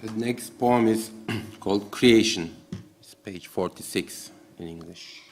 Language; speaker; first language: English; non-native, fluent; Turkish